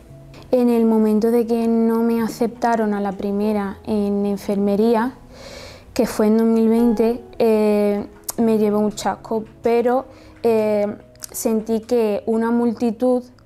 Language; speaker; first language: Spanish; early bilingual, other home language; Arabic